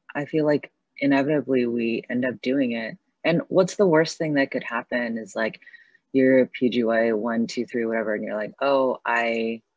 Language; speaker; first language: English; early bilingual, other home language; Chinese